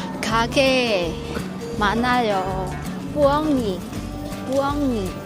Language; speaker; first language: Korean; non-native, learner; Vietnamese